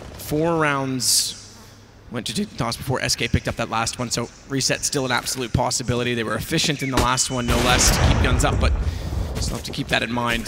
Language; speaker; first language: English; native; English